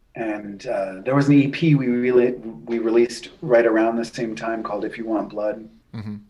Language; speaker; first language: English; native; English